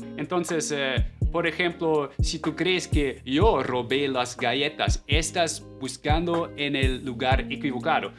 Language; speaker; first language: Spanish; non-native, fluent; German